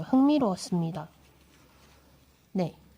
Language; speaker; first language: Korean; native; Korean